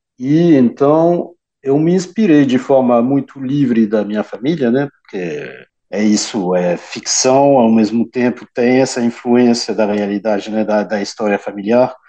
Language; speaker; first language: Portuguese; early bilingual, heritage; Portuguese